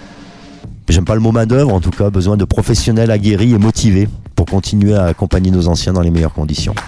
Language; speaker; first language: French; native; French